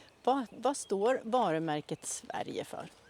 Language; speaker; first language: Swedish; native; Swedish